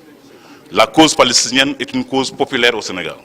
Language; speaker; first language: French; non-native, local second language; Wolof